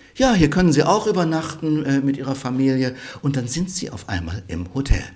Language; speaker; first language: German; native; German